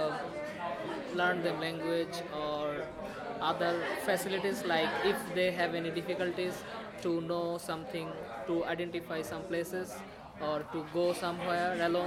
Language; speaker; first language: English; non-native, learner; Bangla